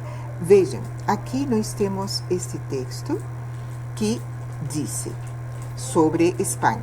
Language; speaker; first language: Portuguese; non-native, fluent; Spanish